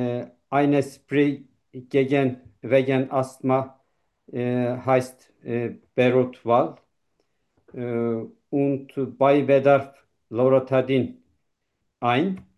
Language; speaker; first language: German; non-native, learner; Turkish